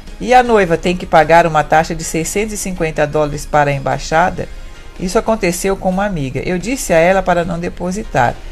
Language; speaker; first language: Portuguese; native; Portuguese